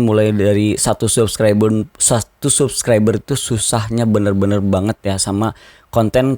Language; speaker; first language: Indonesian; native; Indonesian